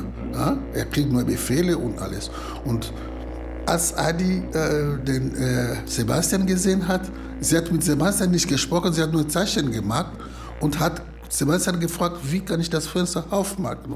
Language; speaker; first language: German; non-native, fluent; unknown